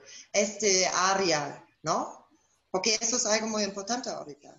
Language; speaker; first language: Spanish; non-native, fluent; German